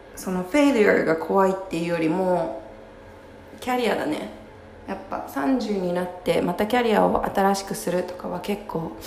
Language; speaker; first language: Japanese; native; Japanese